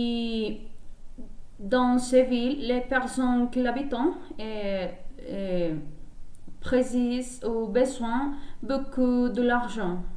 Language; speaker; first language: French; non-native, learner; Spanish